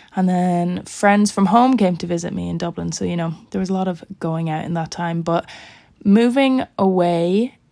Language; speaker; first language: English; native; English